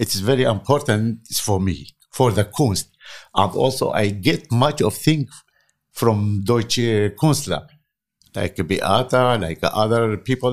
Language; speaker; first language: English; non-native, learner; Arabic